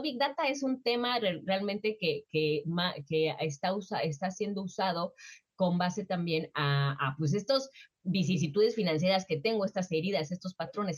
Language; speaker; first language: Spanish; native; Spanish